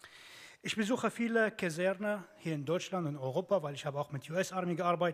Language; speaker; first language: German; non-native, fluent; Arabic